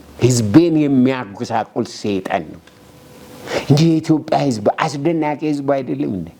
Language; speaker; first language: Amharic; non-native, local second language; Oromo